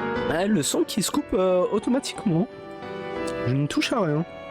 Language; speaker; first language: French; native; French